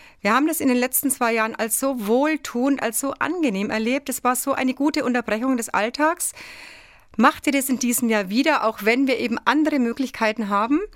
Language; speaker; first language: German; native; German